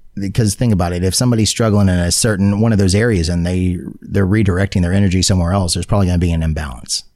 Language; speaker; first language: English; native; English